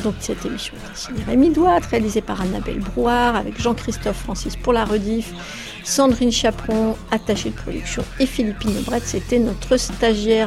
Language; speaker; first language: French; native; French